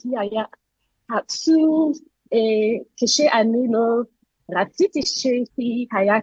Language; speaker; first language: Hebrew; non-native, learner; English